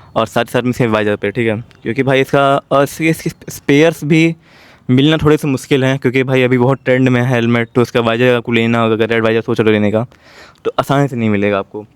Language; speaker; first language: Hindi; native; Hindi